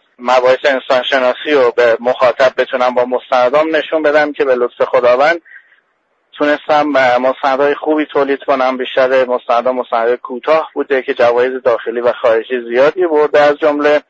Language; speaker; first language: Persian; non-native, local second language; Baluchi